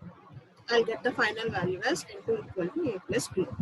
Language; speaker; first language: English; non-native, local second language; Telugu